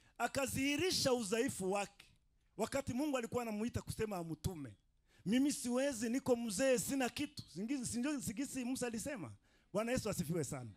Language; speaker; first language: Swahili; non-native, local second language; Rundi